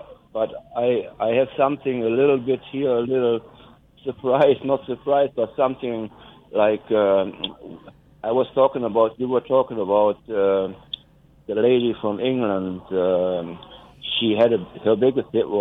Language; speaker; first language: English; non-native, fluent; German